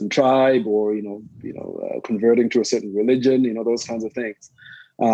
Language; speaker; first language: English; non-native, local second language; Shona